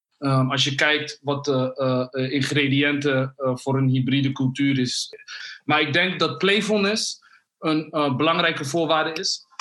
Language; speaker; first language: Dutch; early bilingual, other home language; Somali